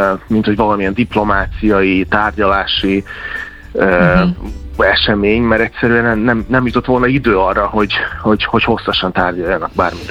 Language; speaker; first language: Hungarian; native; Hungarian